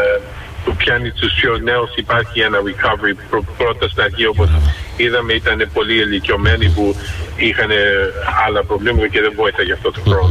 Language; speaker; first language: Greek; early bilingual, heritage; Greek